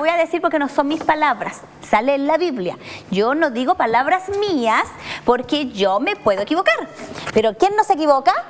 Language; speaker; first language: Spanish; native; Spanish